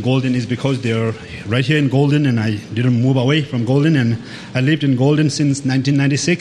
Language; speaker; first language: English; non-native, local second language; Sherpa